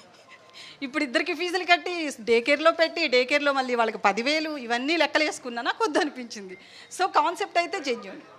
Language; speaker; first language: Telugu; native; Telugu